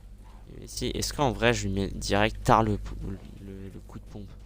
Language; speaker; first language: French; native; French